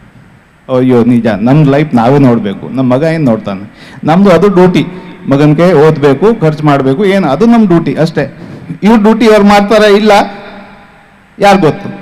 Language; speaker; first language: Kannada; non-native, fluent; Hindi